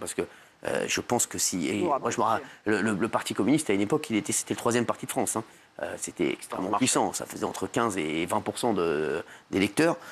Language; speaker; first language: French; native; French